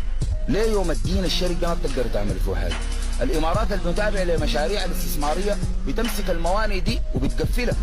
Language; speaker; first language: Arabic; native; Arabic